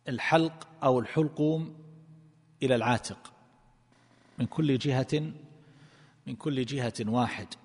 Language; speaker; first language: Arabic; native; Arabic